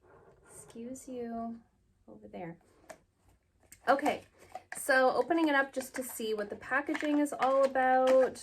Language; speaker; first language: English; native; English